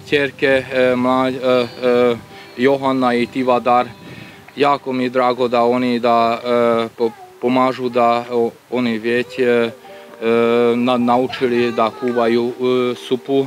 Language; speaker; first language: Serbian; non-native, local second language; Hungarian